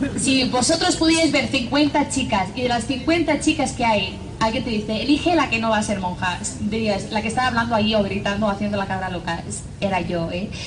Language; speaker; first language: Spanish; non-native, fluent; English